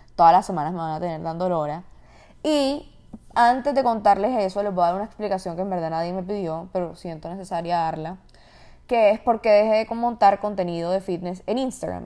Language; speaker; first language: Spanish; native; Spanish